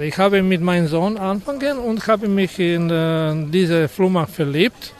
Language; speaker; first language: German; non-native, fluent; Croatian